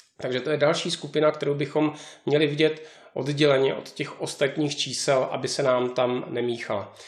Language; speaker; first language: Czech; native; Czech